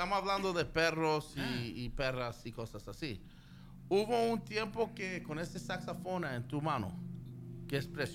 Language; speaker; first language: Spanish; early bilingual, heritage; Spanish